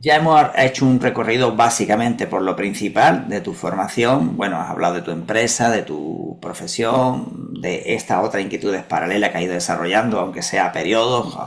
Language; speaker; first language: Spanish; native; Spanish